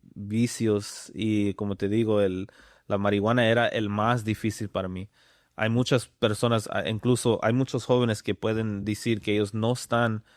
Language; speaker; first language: Spanish; early bilingual, other home language; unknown